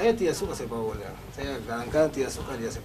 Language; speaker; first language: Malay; non-native, learner; Spanish